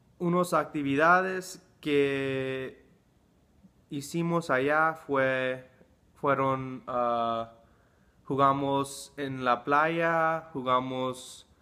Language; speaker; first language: Spanish; early bilingual, heritage; English